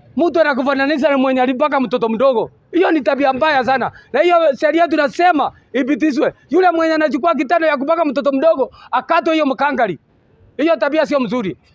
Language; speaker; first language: Swahili; non-native, local second language; Gusii